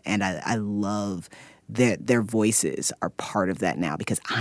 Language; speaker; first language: English; native; English